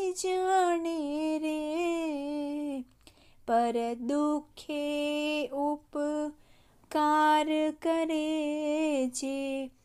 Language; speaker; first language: Hindi; non-native, local second language; Gujarati